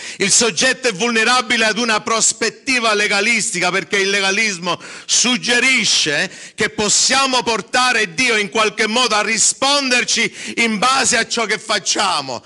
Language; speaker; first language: Italian; early bilingual, heritage; English